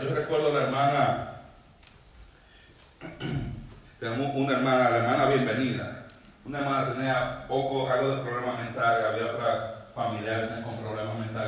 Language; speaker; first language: Spanish; native; Spanish